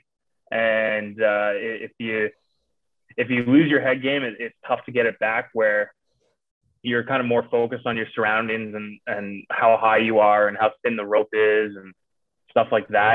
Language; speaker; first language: English; native; English